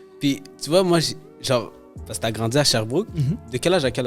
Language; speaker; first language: French; native; French